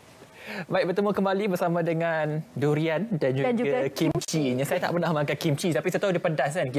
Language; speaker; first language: Malay; native; Malay